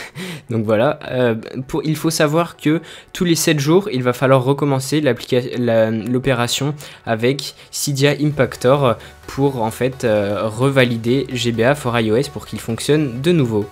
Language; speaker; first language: French; native; French